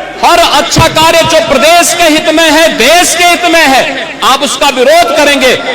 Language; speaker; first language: Hindi; native; Hindi